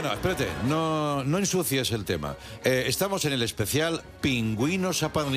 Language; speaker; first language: Spanish; native; Spanish